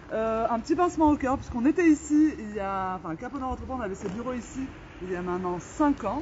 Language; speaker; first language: French; native; French